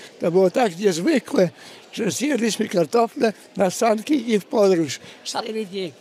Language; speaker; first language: Polish; native; Polish